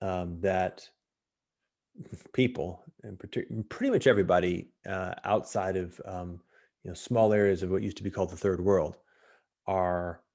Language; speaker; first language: English; native; English